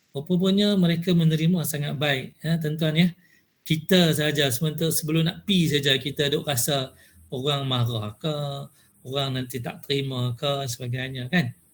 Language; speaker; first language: Malay; native; Malay